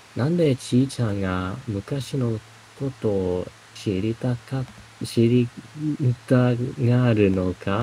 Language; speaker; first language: Japanese; non-native, learner; English